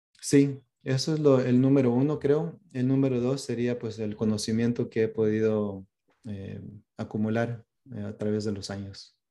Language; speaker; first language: Spanish; early bilingual, heritage; Spanish